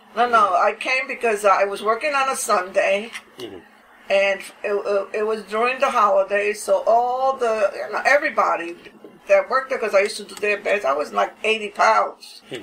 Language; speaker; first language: English; native; English